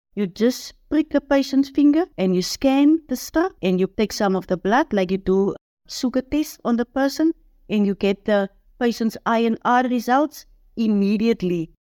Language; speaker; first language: English; non-native, local second language; Afrikaans